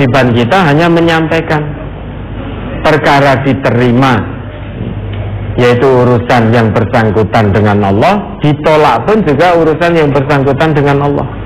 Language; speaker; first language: Indonesian; non-native, local second language; Javanese